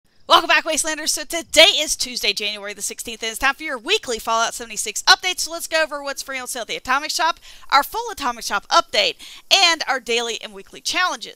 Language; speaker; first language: English; native; English